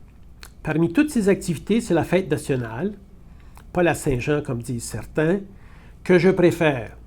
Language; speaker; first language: French; native; French